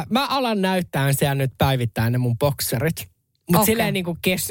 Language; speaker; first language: Finnish; native; Finnish